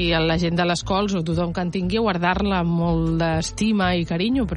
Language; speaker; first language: Catalan; native; Catalan